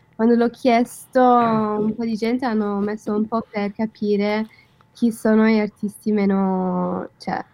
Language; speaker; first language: Italian; non-native, fluent; English